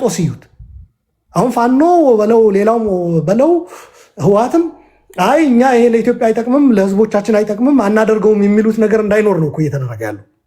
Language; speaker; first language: Amharic; non-native, local second language; Tigrinya